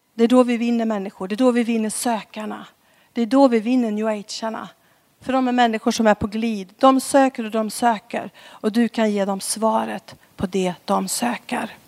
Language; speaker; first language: Swedish; native; Swedish